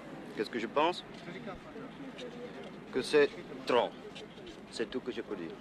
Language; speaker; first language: French; non-native, learner; Czech